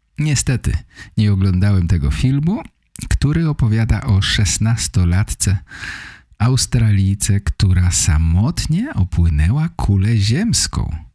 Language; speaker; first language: Polish; native; Polish